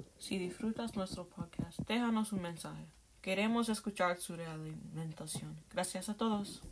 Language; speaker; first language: Spanish; non-native, learner; English